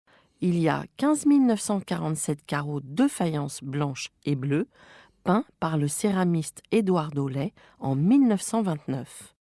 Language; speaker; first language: French; native; French